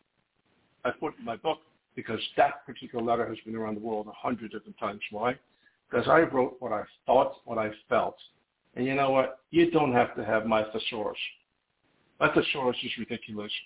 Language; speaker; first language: English; non-native, fluent; Hungarian